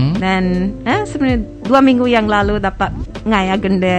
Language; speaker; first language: Indonesian; non-native, fluent; English